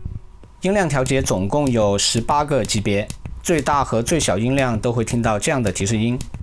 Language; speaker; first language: Chinese; native; Chinese